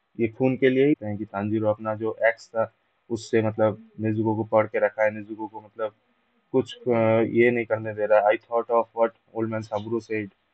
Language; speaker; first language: Hindi; non-native, local second language; Bangla